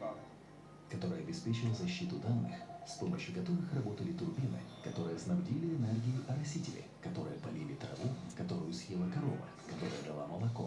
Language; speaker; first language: Russian; native; Russian